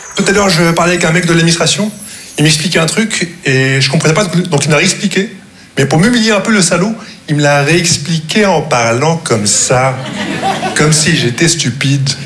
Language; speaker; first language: French; non-native, local second language; Arabic